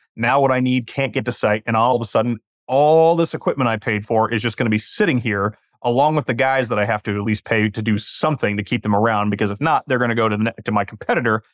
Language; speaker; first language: English; native; English